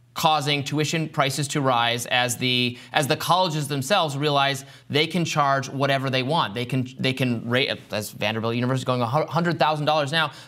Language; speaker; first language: English; native; English